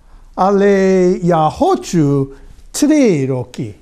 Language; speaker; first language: Ukrainian; non-native, learner; English